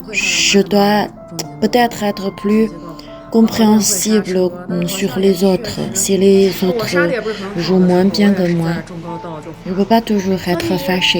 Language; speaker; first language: French; non-native, fluent; Chinese